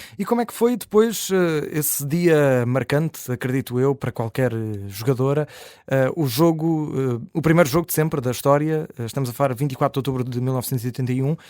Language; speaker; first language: Portuguese; native; Portuguese